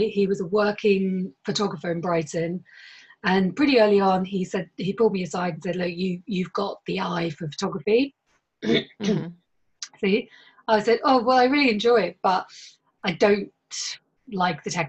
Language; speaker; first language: English; native; English